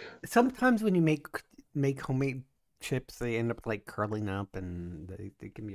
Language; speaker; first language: English; native; English